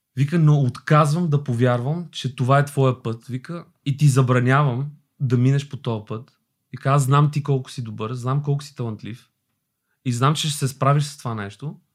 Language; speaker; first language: Bulgarian; early bilingual, other home language; Albanian